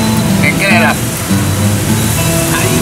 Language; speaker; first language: Vietnamese; non-native, learner; Japanese